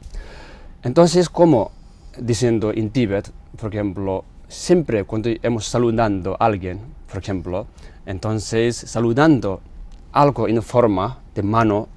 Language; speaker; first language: Spanish; non-native, learner; Tibetan